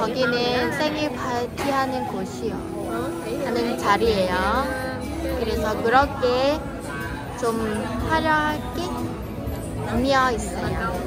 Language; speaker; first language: Korean; non-native, learner; Vietnamese